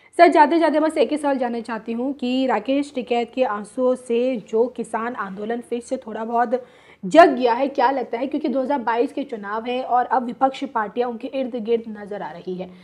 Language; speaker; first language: Hindi; native; Hindi